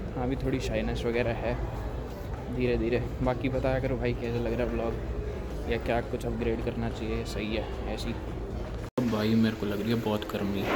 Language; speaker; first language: Hindi; native; Hindi